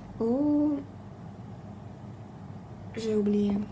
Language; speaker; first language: French; non-native, learner; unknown